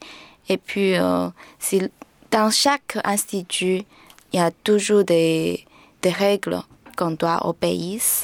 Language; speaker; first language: French; non-native, learner; Chinese